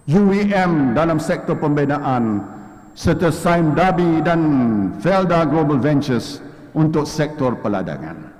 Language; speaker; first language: Malay; native; Malay